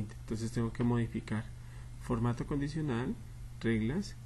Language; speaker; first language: Spanish; native; Spanish